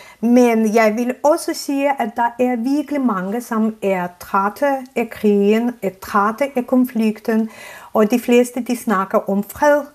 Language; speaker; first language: Danish; non-native, fluent; Azerbaijani